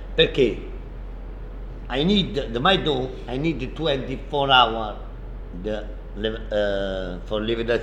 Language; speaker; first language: English; non-native, learner; Italian